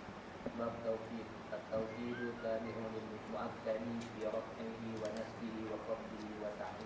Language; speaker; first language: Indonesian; native; Indonesian